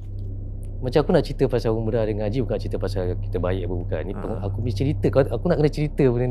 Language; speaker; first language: Malay; native; Malay